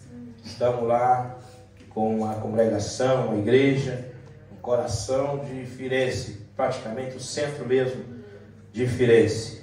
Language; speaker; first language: Portuguese; native; Portuguese